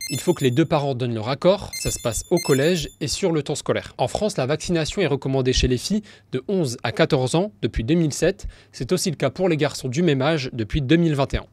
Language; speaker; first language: French; native; French